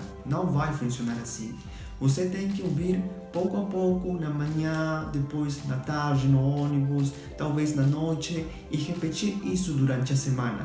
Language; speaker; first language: Portuguese; non-native, fluent; Spanish